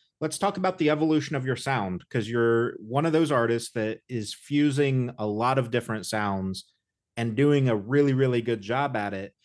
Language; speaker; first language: English; native; English